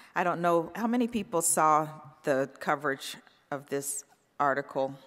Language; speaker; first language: English; native; English